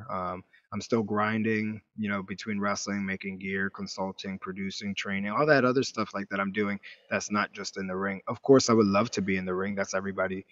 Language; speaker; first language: English; native; English